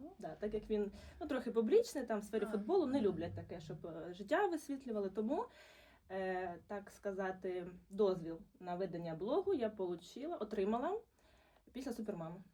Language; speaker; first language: Ukrainian; non-native, local second language; Russian